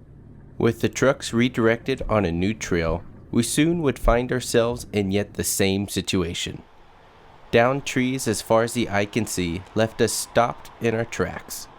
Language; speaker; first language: English; native; English